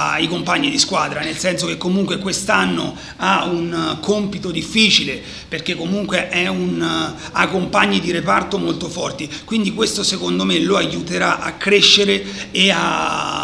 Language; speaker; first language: Italian; native; Italian